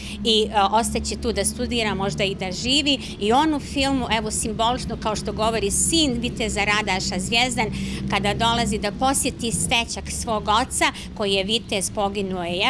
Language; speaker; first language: Bosnian; native; Bosnian